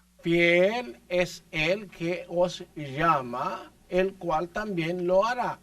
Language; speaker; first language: Spanish; non-native, learner; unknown